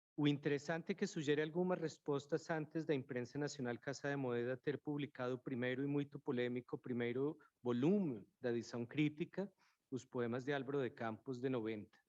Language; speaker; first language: Portuguese; non-native, fluent; Spanish